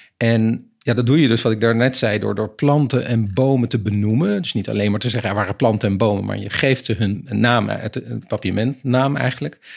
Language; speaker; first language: Dutch; native; Dutch